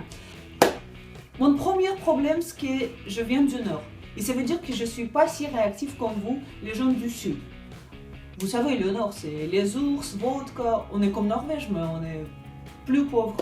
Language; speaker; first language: French; non-native, fluent; Ukrainian